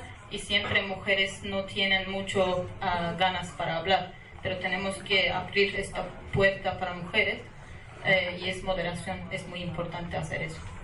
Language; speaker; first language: Spanish; non-native, learner; Kurdish